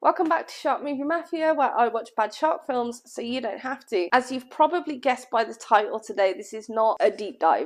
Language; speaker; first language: English; native; English